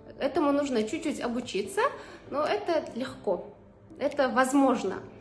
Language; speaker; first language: Russian; non-native, local second language; Uzbek